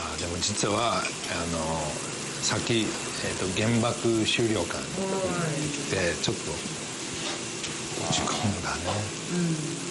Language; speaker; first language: Japanese; non-native, fluent; English